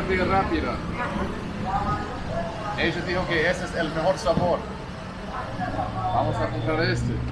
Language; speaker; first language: Spanish; non-native, learner; English